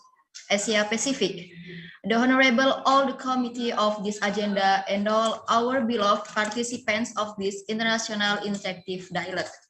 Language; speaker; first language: English; non-native, learner; Indonesian